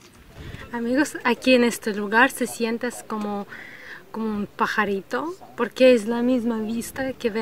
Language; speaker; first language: Spanish; non-native, learner; Russian